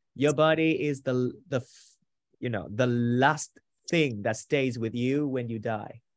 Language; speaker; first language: English; non-native, fluent; Vietnamese